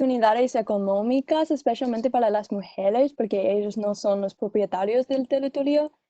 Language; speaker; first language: Spanish; non-native, learner; English